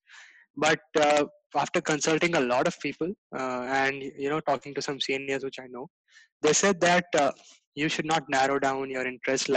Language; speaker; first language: English; non-native, local second language; Gujarati